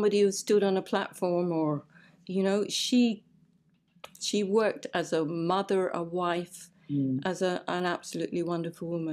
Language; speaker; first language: English; native; English